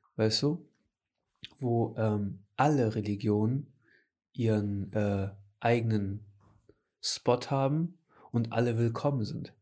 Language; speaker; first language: German; early bilingual, other home language; Portuguese